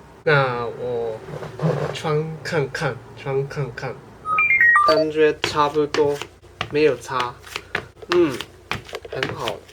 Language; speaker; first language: Chinese; non-native, learner; Japanese